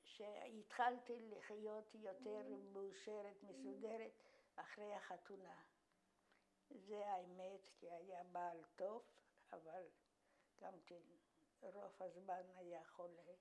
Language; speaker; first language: Hebrew; non-native, fluent; Polish